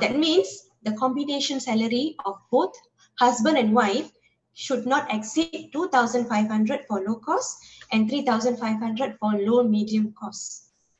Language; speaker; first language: English; non-native, local second language; Tamil